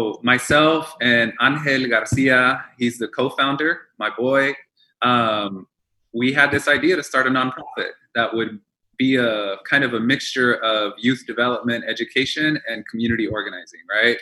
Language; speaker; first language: English; early bilingual, other home language; Spanish